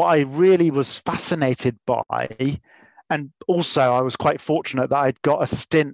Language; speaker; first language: English; native; English